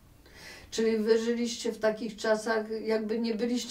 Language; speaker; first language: Polish; native; Polish